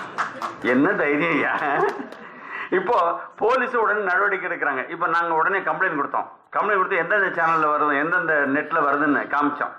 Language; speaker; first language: Tamil; native; Tamil